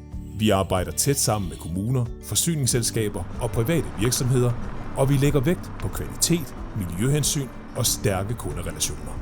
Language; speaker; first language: Danish; native; Danish